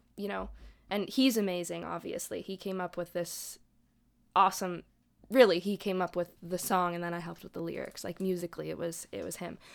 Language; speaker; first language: English; native; English